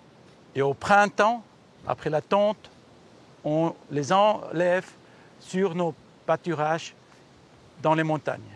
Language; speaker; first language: French; early bilingual, heritage; Spanish